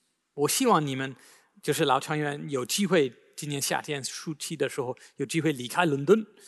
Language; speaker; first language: Chinese; native; Chinese